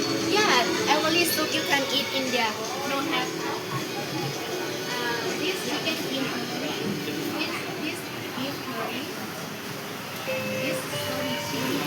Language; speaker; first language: English; non-native, learner; Thai